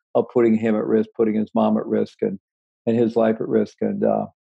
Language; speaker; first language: English; native; English